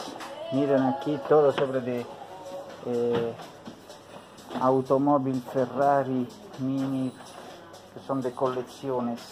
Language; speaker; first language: Spanish; non-native, fluent; Italian